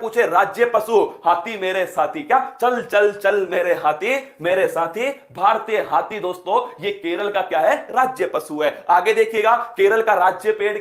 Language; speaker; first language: Hindi; native; Hindi